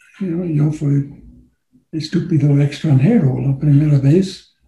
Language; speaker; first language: Spanish; non-native, learner; English